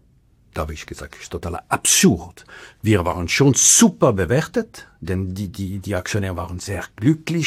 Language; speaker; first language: German; non-native, local second language; French